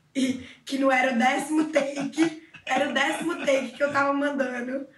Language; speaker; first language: Portuguese; native; Portuguese